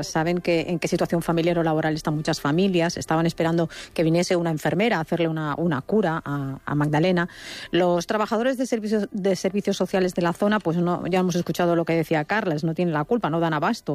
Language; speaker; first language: Spanish; native; Spanish